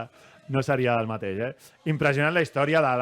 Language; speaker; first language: Catalan; native; Catalan